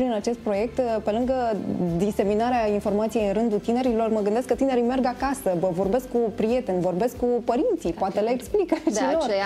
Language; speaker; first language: Romanian; native; Romanian